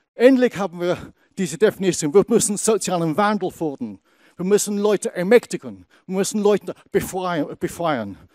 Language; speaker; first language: German; non-native, fluent; English